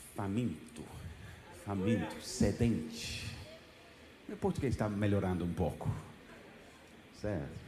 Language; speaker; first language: Portuguese; non-native, fluent; English